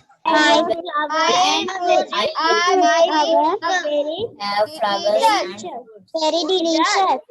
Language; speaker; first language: English; non-native, learner; Sinhala